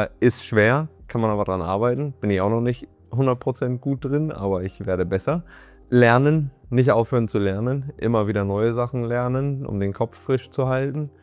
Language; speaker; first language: German; native; German